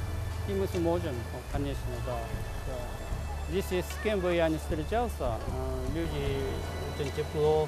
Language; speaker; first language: Russian; non-native, fluent; Japanese